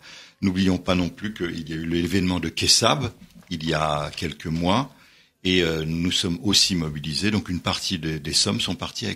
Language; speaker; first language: French; native; French